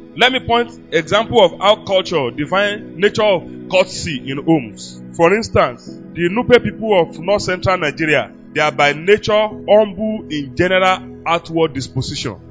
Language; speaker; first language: English; non-native, local second language; Yoruba